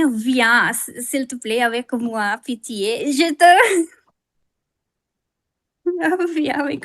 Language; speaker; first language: French; non-native, fluent; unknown